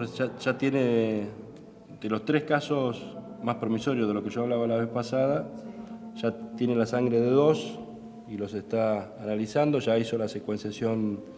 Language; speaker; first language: Spanish; native; Spanish